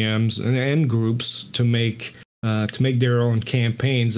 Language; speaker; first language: English; non-native, fluent; French